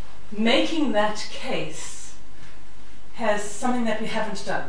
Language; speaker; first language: English; native; English